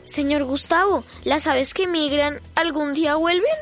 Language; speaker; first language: Spanish; native; Spanish